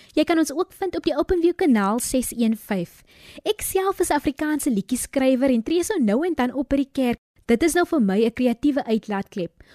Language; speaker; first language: Afrikaans; native; Afrikaans